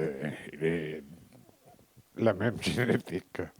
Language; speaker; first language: French; non-native, learner; Catalan